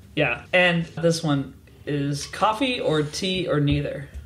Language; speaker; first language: English; native; English